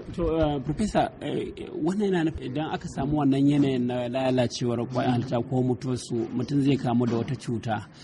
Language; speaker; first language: Hausa; native; Hausa